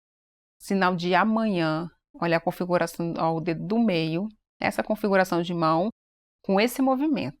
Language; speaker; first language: Portuguese; native; Portuguese